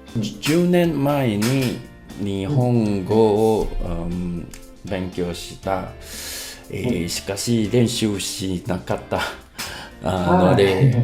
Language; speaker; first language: Japanese; non-native, learner; English